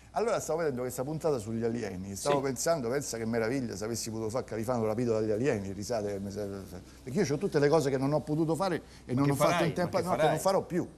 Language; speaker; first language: Italian; native; Italian